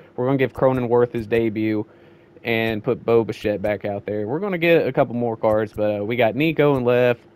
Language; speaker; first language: English; native; English